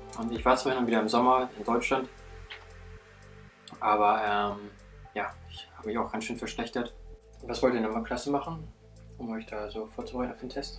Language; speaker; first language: German; native; German